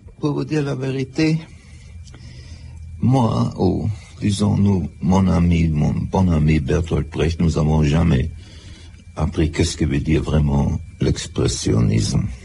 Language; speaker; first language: French; non-native, fluent; German